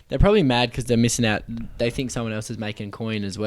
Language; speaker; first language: English; native; English